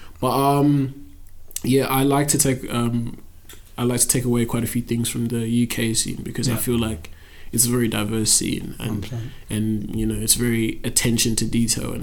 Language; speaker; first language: English; native; English